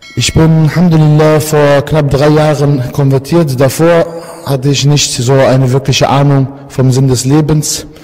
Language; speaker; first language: German; early bilingual, other home language; Italian